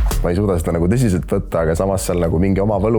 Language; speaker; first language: Estonian; native; Estonian